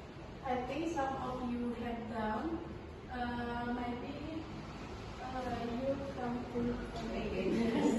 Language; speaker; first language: English; non-native, learner; Indonesian